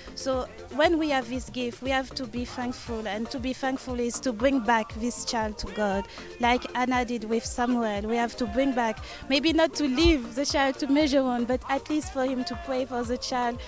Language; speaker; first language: English; non-native, fluent; French